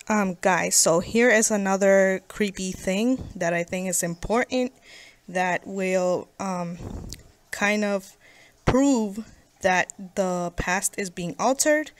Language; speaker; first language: English; native; English